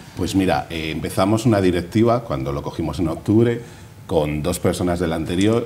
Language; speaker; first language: Spanish; native; Spanish